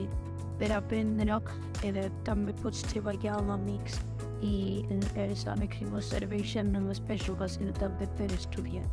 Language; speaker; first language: Catalan; early bilingual, other home language; French